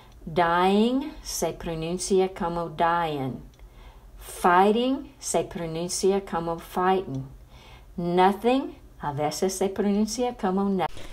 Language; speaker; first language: Spanish; non-native, fluent; English